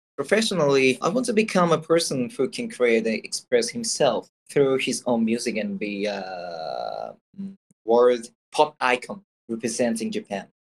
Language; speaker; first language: English; non-native, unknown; Japanese